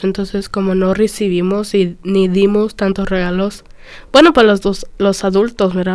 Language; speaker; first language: Spanish; early bilingual, other home language; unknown